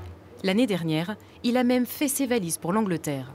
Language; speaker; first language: French; native; French